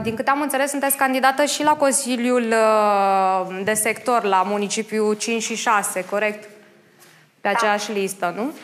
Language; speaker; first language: Romanian; native; Romanian